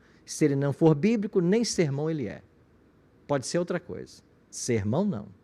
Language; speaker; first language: Portuguese; native; Portuguese